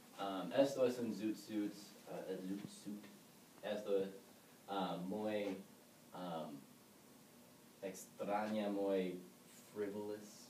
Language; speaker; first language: Spanish; non-native, learner; English